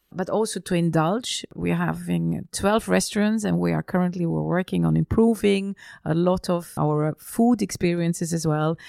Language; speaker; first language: English; non-native, fluent; German